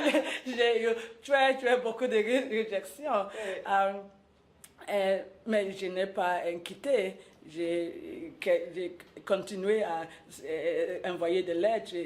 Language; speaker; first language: French; non-native, local second language; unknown